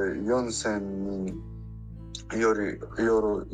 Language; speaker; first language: Japanese; non-native, learner; Arabic